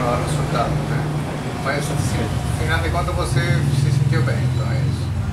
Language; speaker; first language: Spanish; non-native, learner; Portuguese